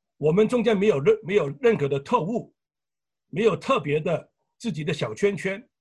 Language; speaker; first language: Chinese; native; Chinese